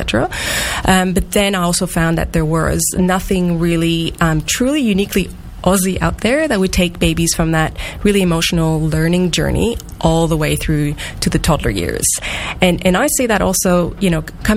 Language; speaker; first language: English; non-native, fluent; French